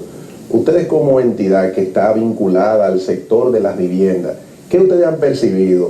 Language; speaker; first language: Spanish; native; Spanish